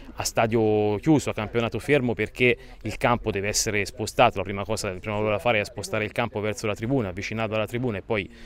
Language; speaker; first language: Italian; native; Italian